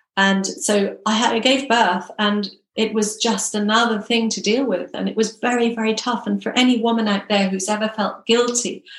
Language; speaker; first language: English; native; English